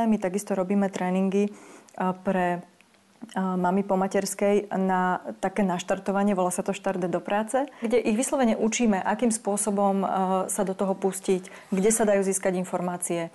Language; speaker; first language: Slovak; native; Slovak